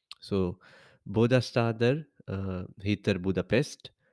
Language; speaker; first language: Swedish; non-native, learner; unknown